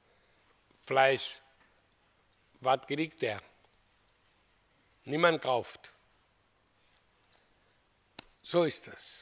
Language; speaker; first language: German; non-native, learner; Hindi